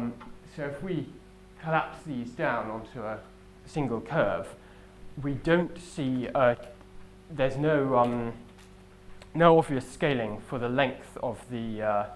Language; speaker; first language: English; native; English